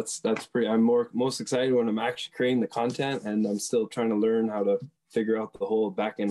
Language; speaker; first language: English; non-native, fluent; French